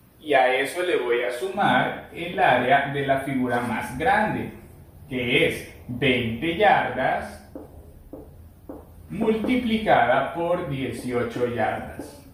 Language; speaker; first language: Spanish; native; Spanish